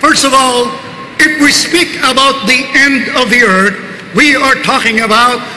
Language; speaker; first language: English; non-native, local second language; Filipino